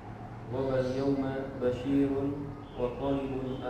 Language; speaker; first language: Arabic; non-native, learner; Indonesian